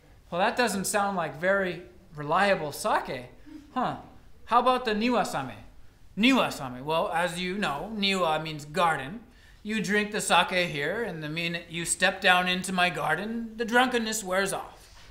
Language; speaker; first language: English; native; English